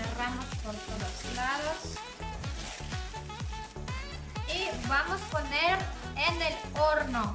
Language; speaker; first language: Spanish; non-native, learner; Polish